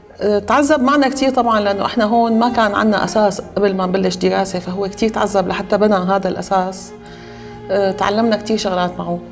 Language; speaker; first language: Arabic; native; Arabic